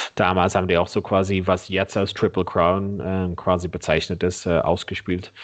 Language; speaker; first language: German; non-native, fluent; English